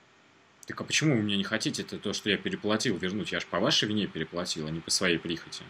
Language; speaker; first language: Russian; native; Russian